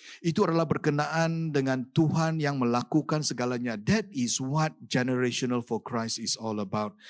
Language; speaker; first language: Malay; non-native, local second language; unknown